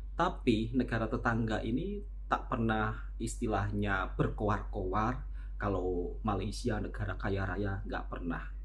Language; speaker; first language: Indonesian; native; Indonesian